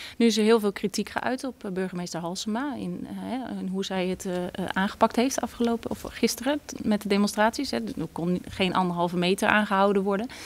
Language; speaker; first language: Dutch; native; Dutch